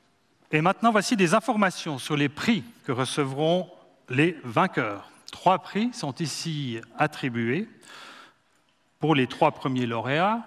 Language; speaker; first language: French; native; French